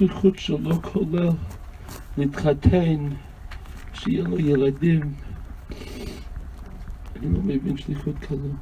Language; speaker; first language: Hebrew; non-native, fluent; English